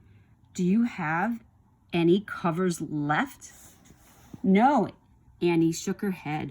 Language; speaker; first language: English; native; English